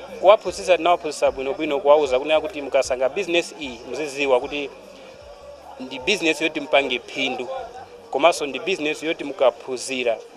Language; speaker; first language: Nyanja; non-native, local second language; Tumbuka